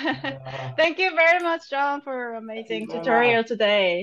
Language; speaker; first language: English; non-native, fluent; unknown